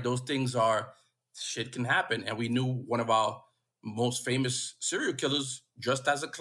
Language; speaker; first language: English; native; English